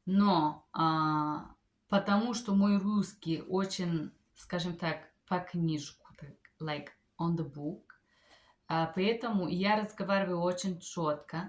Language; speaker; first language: Russian; non-native, fluent; Bulgarian